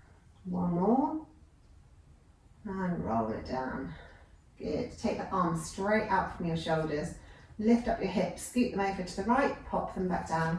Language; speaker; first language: English; native; English